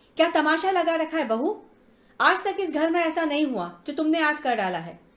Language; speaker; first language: Hindi; native; Hindi